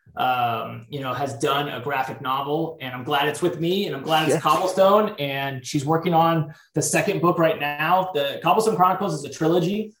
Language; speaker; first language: English; native; English